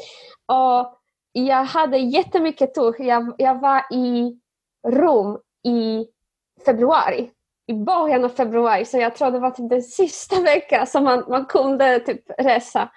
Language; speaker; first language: Swedish; non-native, fluent; Polish